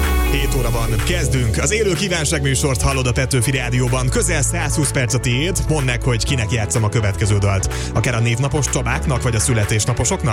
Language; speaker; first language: Hungarian; native; Hungarian